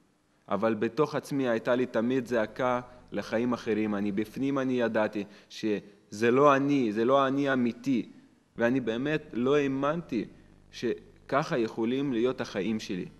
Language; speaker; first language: Hebrew; non-native, fluent; Russian